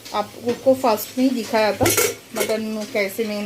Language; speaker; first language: Hindi; non-native, local second language; Bangla